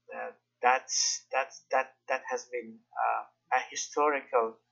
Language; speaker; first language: English; non-native, fluent; Persian